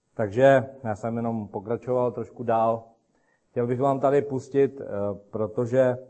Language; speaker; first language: Czech; native; Czech